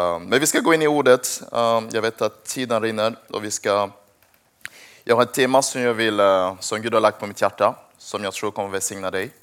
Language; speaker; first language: Swedish; early bilingual, other home language; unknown